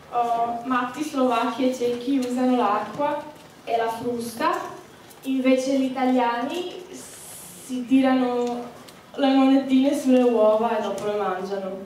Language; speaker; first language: Italian; early bilingual, heritage; Slovak